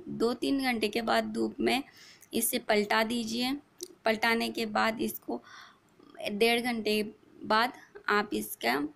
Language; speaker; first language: Hindi; non-native, local second language; Marathi